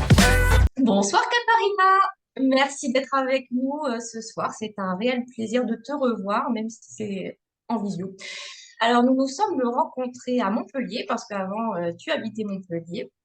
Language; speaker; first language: French; native; French